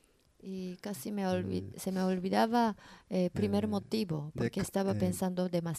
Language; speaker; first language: Spanish; non-native, learner; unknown